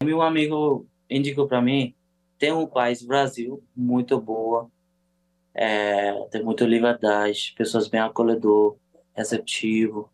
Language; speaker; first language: Portuguese; non-native, learner; Bangla